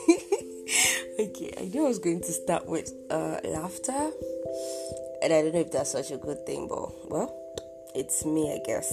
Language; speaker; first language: English; non-native, local second language; Yoruba